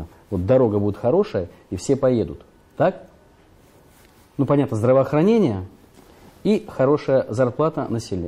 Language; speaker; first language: Russian; native; Russian